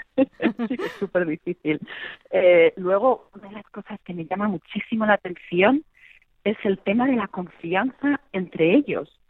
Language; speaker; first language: Spanish; native; Spanish